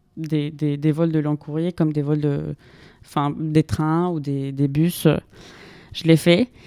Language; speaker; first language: French; non-native, fluent; Spanish